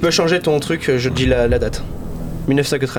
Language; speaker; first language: French; native; French